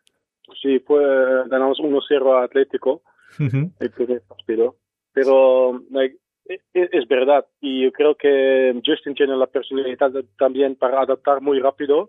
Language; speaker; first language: Spanish; non-native, fluent; Dutch